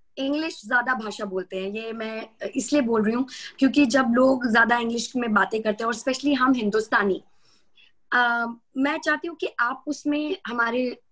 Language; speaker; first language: Hindi; native; Hindi